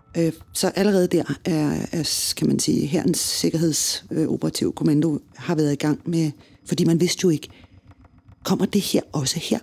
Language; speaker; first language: Danish; native; Danish